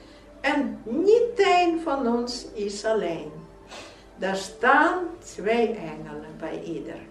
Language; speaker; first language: Dutch; non-native, fluent; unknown